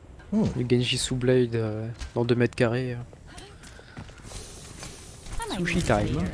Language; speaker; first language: French; native; French